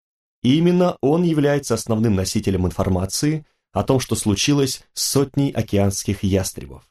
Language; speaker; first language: Russian; native; Russian